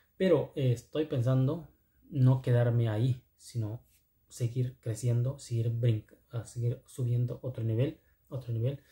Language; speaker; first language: Spanish; non-native, local second language; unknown